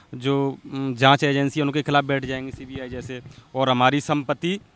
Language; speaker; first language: Hindi; native; Hindi